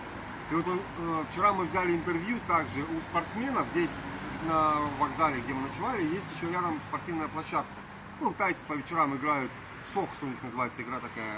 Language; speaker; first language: Russian; native; Russian